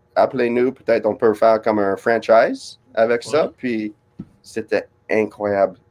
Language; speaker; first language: French; non-native, fluent; English